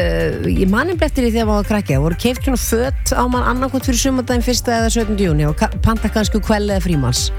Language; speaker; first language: Icelandic; native; Icelandic